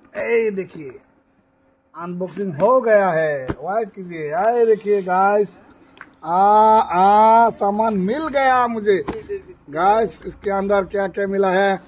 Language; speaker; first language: Hindi; non-native, local second language; Bangla